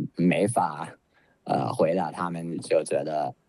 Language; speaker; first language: Chinese; non-native, fluent; English